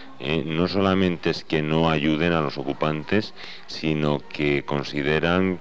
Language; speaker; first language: Spanish; native; Spanish